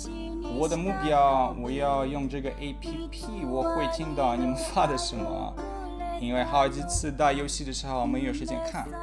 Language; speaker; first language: Chinese; non-native, learner; Russian